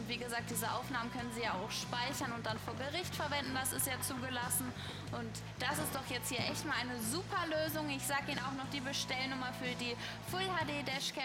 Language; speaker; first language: German; native; German